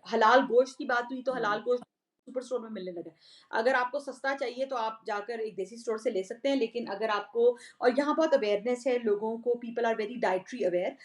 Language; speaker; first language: Urdu; native; Urdu